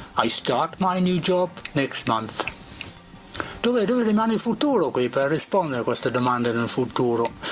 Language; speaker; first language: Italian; non-native, fluent; English